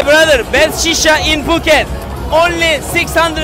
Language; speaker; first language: English; non-native, learner; Turkish